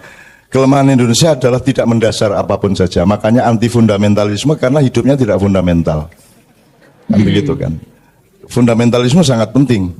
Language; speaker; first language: Indonesian; native; Indonesian